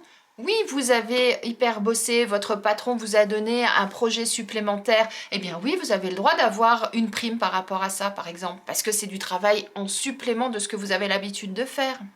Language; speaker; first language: French; native; French